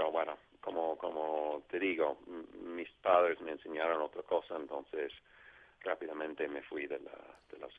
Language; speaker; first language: Spanish; non-native, fluent; English